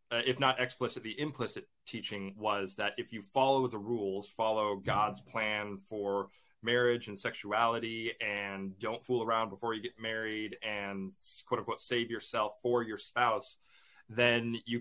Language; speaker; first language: English; native; English